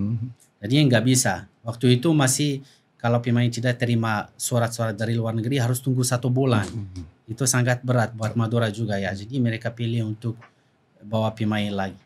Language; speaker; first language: Indonesian; non-native, fluent; Arabic